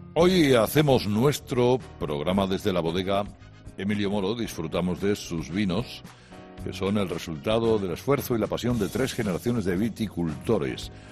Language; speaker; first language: Spanish; native; Spanish